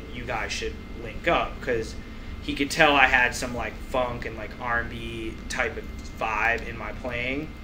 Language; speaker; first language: English; native; English